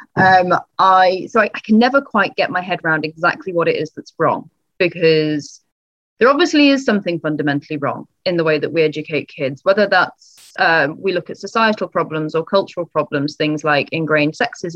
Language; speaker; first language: English; native; English